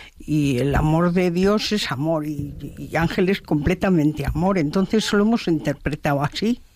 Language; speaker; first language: Spanish; native; Spanish